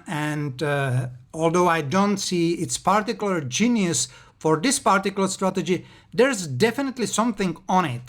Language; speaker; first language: English; non-native, fluent; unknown